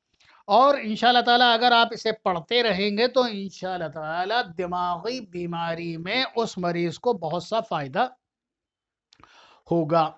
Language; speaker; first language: Urdu; native; Urdu